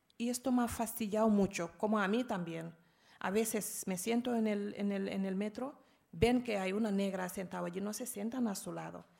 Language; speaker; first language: Spanish; non-native, fluent; Arabic